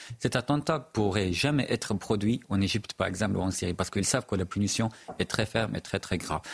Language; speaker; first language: French; non-native, fluent; Arabic